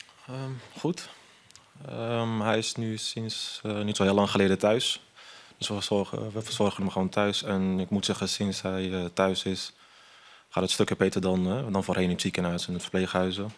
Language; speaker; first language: Dutch; early bilingual, other home language; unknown